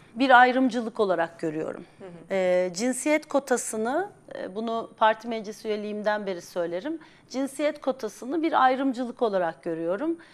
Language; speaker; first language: Turkish; native; Turkish